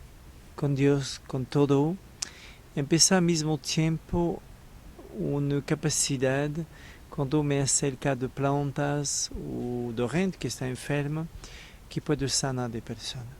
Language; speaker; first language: Spanish; non-native, learner; French